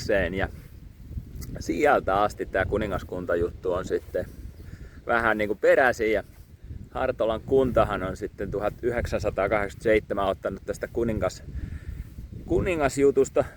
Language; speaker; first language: Finnish; native; Finnish